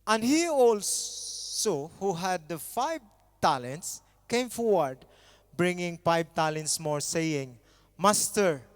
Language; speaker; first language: English; non-native, local second language; Filipino